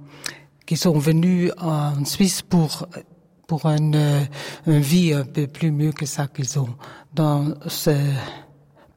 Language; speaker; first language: French; non-native, learner; Dutch